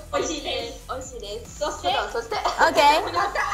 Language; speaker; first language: Japanese; non-native, fluent; Cantonese